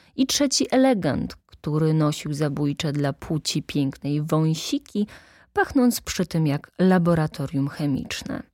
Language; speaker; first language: Polish; native; Polish